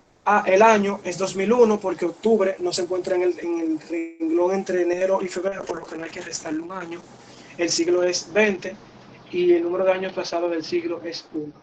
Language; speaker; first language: Spanish; native; Spanish